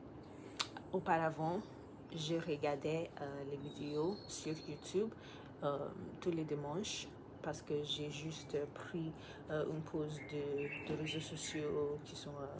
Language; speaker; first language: French; non-native, learner; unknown